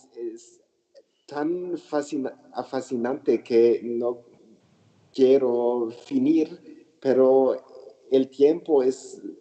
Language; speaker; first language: Spanish; non-native, learner; German